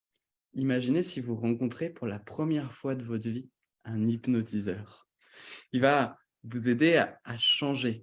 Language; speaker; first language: French; native; French